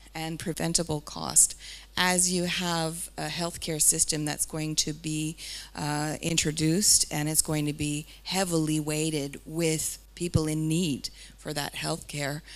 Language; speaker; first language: English; native; English